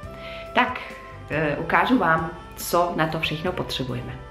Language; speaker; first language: Czech; non-native, fluent; German